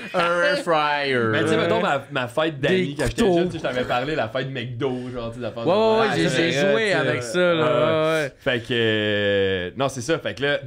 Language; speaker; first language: French; native; French